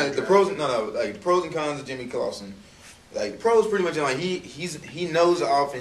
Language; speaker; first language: English; native; English